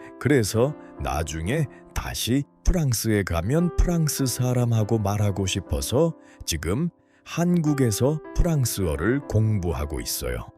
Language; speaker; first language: Korean; non-native, learner; Uzbek